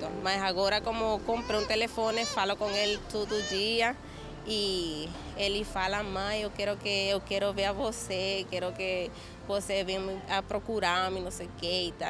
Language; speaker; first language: Portuguese; non-native, learner; Spanish